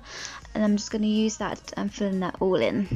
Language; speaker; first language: English; native; English